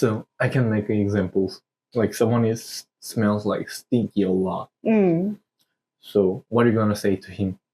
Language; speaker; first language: English; non-native, learner; Korean